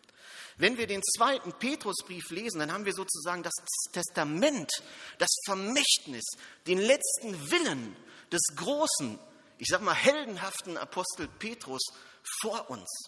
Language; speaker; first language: German; native; German